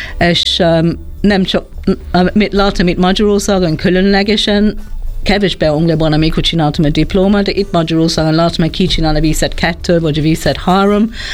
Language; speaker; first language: Hungarian; non-native, learner; English